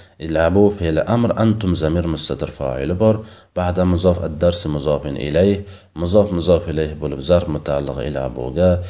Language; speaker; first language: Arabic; non-native, fluent; Uzbek